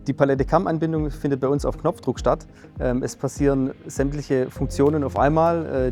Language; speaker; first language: German; native; German